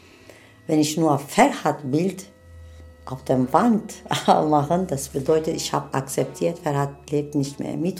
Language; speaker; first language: German; non-native, learner; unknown